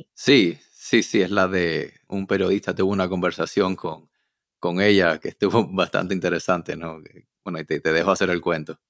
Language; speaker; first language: Spanish; early bilingual, heritage; Spanish